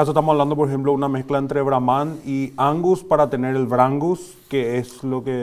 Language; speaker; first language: Spanish; native; Spanish